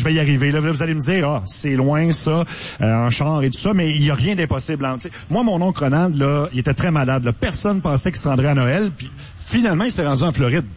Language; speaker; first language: French; native; French